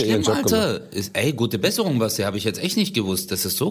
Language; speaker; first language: German; early bilingual, other home language; Turkish